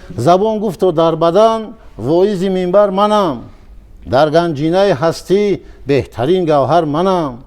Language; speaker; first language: Tajik; native; Tajik